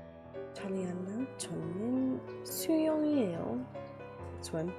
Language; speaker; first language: Korean; non-native, learner; English